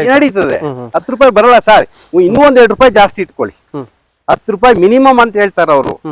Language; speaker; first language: Kannada; native; Kannada